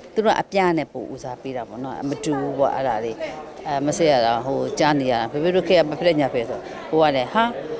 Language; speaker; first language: Burmese; native; Burmese